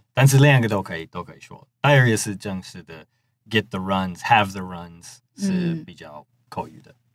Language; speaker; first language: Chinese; non-native, fluent; English